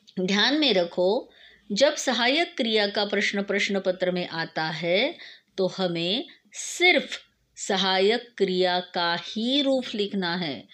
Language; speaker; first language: Hindi; non-native, local second language; Marathi